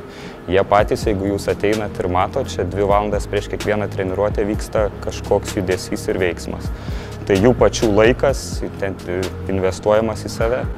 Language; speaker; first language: Lithuanian; native; Lithuanian